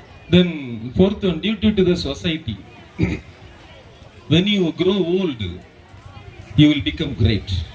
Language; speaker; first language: English; non-native, local second language; Tamil